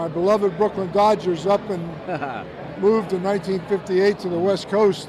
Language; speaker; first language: English; native; English